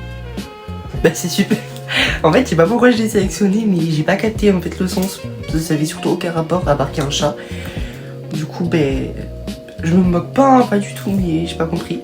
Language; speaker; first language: French; native; French